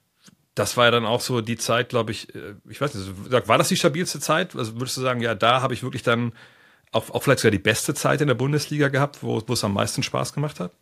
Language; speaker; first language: German; native; German